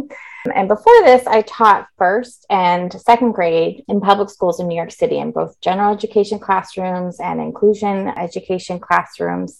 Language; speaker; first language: English; native; English